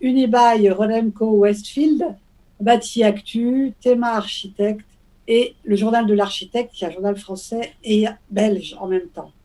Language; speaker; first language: French; native; French